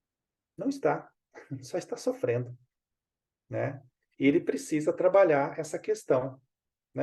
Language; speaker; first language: Portuguese; native; Portuguese